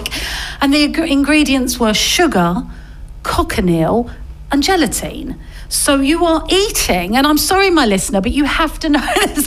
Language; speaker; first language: English; native; English